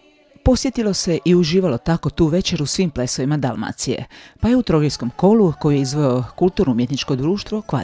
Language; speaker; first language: Croatian; native; Croatian